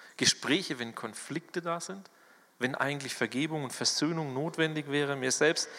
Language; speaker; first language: German; native; German